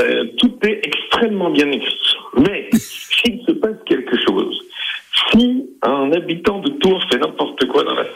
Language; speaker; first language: French; native; French